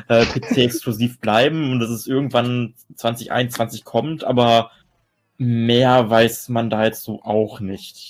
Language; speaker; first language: German; native; German